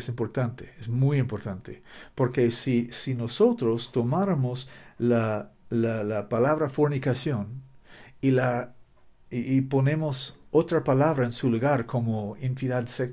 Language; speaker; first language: Spanish; non-native, learner; English